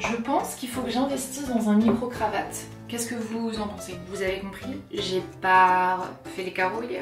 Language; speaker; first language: French; native; French